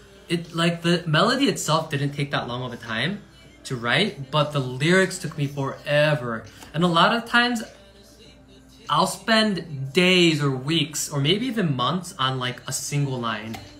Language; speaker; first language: English; early bilingual, other home language; Korean